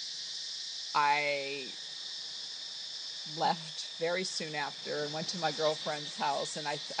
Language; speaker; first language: English; native; English